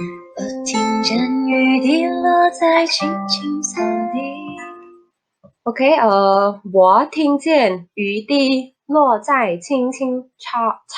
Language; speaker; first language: Chinese; non-native, fluent; Khmer